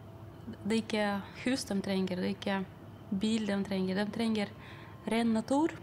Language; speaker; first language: Swedish; non-native, fluent; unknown